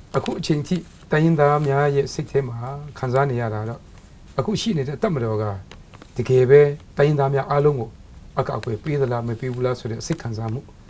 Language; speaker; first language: Burmese; non-native, local second language; Kachin